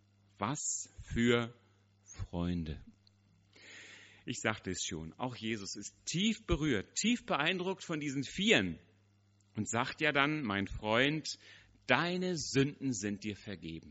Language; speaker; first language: German; native; German